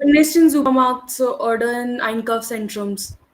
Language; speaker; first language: German; non-native, learner; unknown